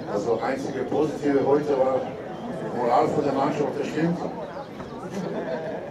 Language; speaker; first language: German; non-native, learner; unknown